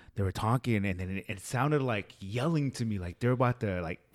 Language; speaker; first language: English; early bilingual, other home language; Spanish